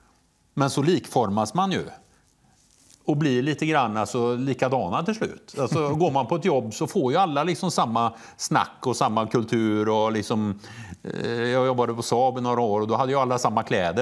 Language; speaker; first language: Swedish; native; Swedish